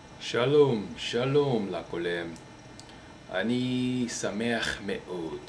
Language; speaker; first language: Hebrew; non-native, learner; English